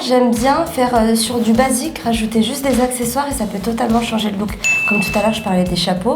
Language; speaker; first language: French; native; French